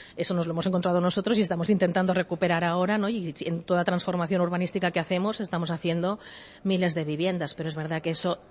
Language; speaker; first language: Spanish; native; Spanish